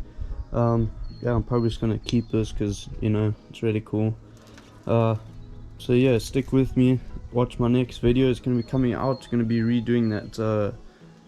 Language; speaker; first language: English; native; English